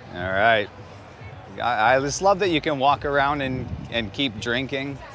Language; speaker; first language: English; native; English